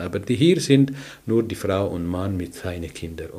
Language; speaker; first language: German; non-native, learner; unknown